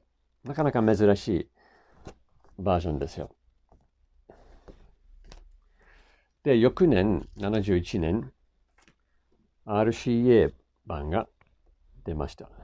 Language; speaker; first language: Japanese; non-native, fluent; English